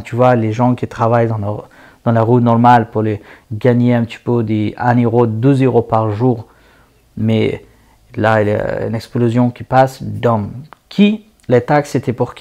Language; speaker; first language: French; non-native, learner; Persian